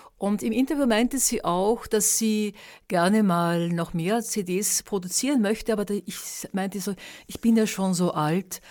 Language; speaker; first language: German; native; German